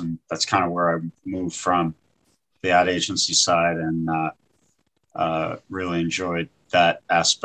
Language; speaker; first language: English; native; English